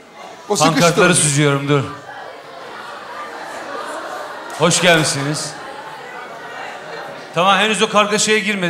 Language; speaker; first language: Turkish; native; Turkish